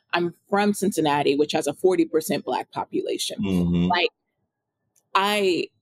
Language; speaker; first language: English; native; English